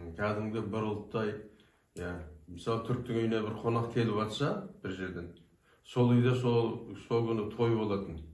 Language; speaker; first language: Kazakh; non-native, local second language; Turkish